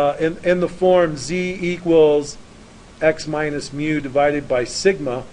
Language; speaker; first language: English; native; English